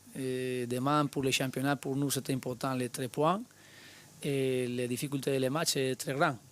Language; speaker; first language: French; non-native, learner; Spanish